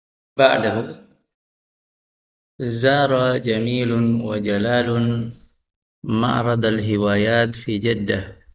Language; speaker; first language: Arabic; non-native, fluent; Indonesian